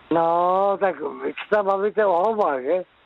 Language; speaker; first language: Czech; native; Czech